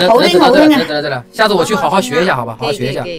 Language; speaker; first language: Chinese; native; Chinese